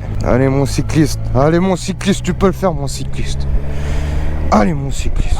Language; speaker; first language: French; native; French